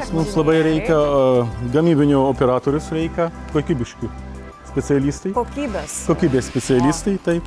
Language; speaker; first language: Lithuanian; non-native, learner; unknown